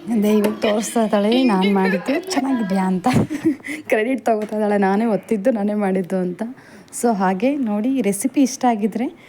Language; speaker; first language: Kannada; native; Kannada